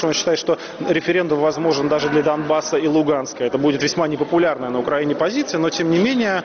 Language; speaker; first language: Russian; native; Russian